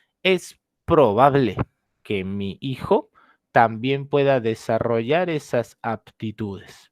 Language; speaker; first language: Spanish; native; Spanish